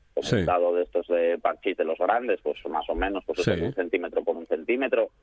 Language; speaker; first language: Spanish; native; Spanish